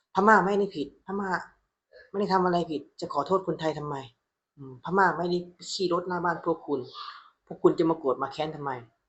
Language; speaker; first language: Thai; non-native, fluent; Burmese